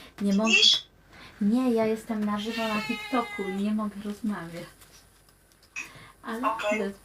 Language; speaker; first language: Polish; native; Polish